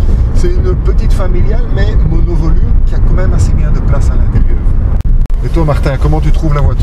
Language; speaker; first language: French; native; French